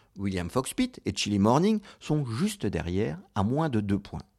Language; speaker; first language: French; native; French